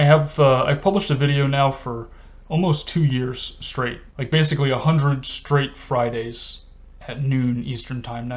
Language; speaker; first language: English; native; English